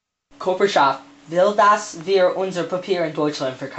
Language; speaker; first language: German; non-native, learner; English